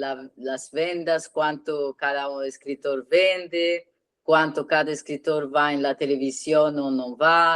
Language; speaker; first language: Spanish; non-native, learner; Italian